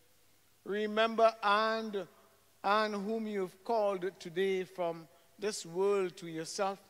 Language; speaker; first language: English; native; English